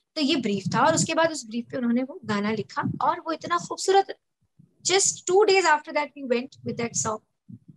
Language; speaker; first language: Hindi; native; Hindi